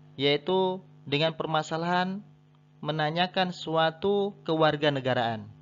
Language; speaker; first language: Indonesian; native; Indonesian